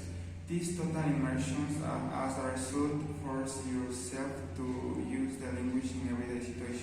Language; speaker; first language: English; non-native, learner; Spanish